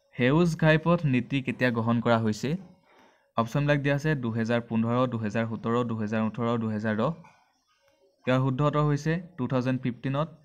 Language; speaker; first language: Assamese; native; Assamese